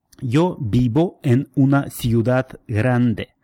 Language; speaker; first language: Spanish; non-native, fluent; Russian